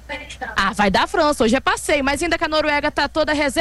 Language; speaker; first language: Portuguese; native; Portuguese